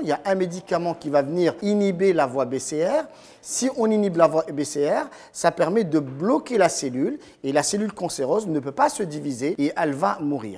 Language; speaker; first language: French; non-native, local second language; Arabic